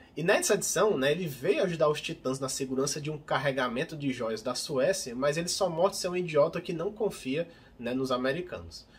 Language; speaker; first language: Portuguese; native; Portuguese